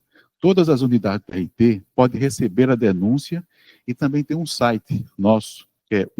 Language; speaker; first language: Portuguese; native; Portuguese